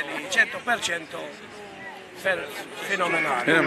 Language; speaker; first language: Italian; non-native, fluent; Maltese